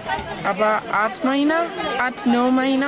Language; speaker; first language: Nepali; non-native, learner; English